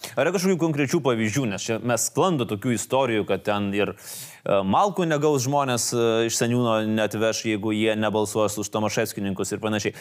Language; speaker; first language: Lithuanian; native; Lithuanian